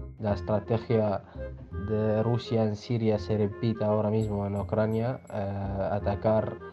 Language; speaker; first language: Spanish; non-native, fluent; Arabic